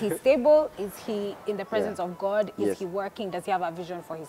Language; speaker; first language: English; non-native, local second language; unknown